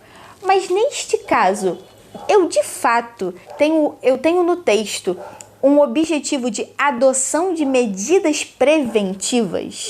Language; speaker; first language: Portuguese; native; Portuguese